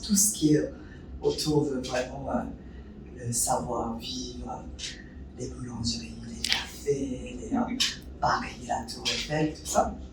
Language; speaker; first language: French; non-native, fluent; Japanese